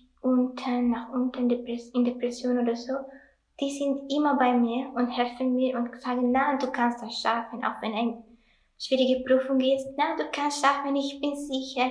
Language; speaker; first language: German; non-native, learner; Italian